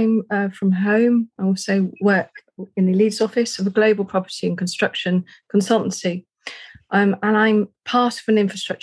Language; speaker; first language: English; native; English